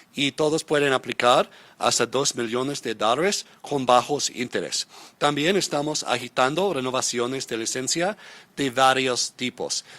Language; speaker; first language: Spanish; non-native, fluent; English